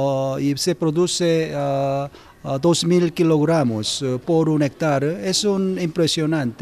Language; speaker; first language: Spanish; non-native, learner; Korean